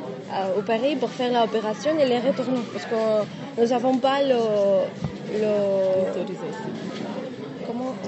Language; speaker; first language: French; non-native, learner; Arabic